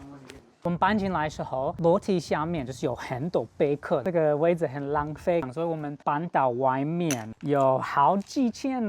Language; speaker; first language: Chinese; non-native, fluent; English